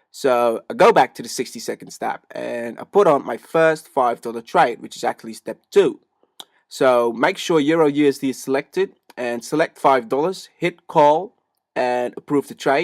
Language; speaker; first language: English; native; English